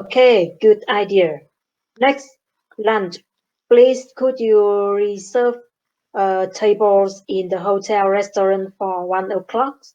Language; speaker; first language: English; non-native, learner; Vietnamese